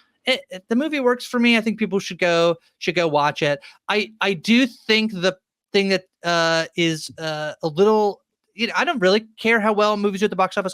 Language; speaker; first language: English; native; English